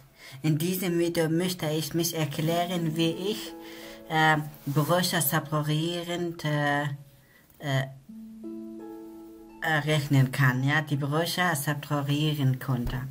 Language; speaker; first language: German; non-native, learner; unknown